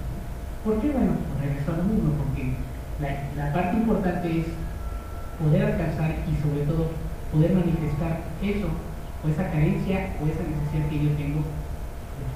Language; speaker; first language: Spanish; native; Spanish